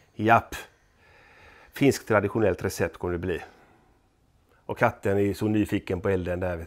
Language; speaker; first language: Swedish; native; Swedish